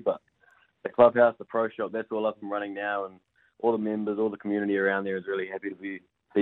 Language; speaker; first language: English; native; English